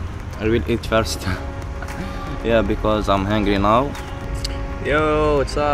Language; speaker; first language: English; non-native, learner; Arabic